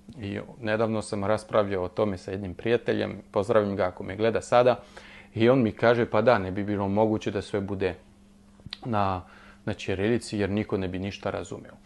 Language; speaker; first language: Bosnian; non-native, fluent; French